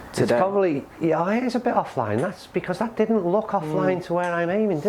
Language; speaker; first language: English; native; English